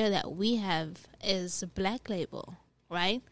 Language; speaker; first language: English; non-native, local second language; Dutch